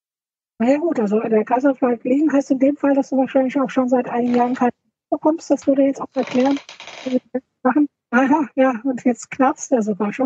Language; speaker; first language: German; native; German